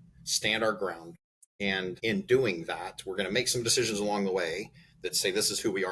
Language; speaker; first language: English; native; English